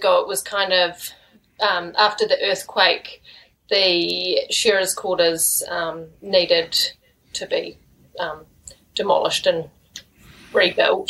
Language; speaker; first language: English; native; English